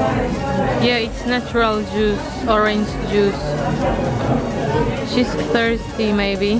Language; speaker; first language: English; non-native, local second language; Filipino